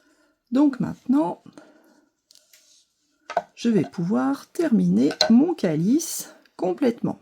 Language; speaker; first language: French; native; French